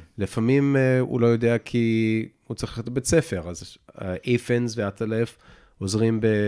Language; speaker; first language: Hebrew; native; Hebrew